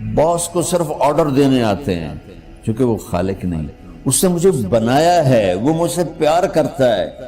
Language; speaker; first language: Urdu; non-native, local second language; Punjabi